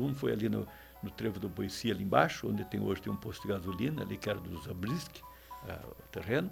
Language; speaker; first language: Portuguese; native; Portuguese